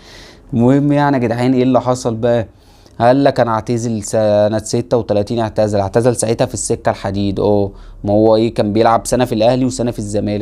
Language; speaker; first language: Arabic; native; Arabic